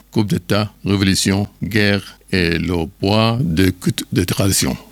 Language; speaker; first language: French; non-native, learner; Arabic